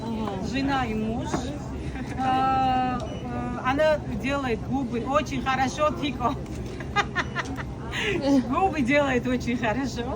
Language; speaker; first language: Russian; non-native, fluent; Georgian